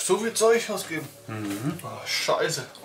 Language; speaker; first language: German; native; German